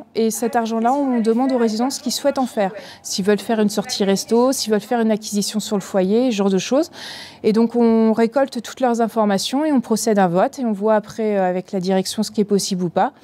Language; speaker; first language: French; native; French